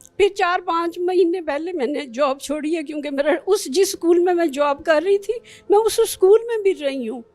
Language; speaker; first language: Urdu; non-native, local second language; Pashto